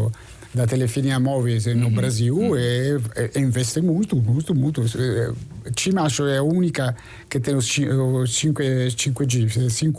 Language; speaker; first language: Portuguese; non-native, fluent; Italian